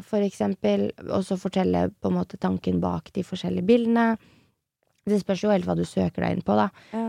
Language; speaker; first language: Norwegian; early bilingual, other home language; French